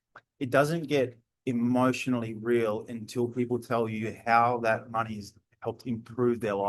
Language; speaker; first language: English; native; English